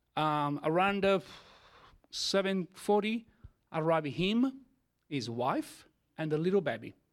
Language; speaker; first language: English; non-native, learner; Italian